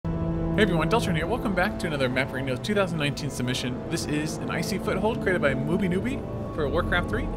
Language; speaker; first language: English; native; English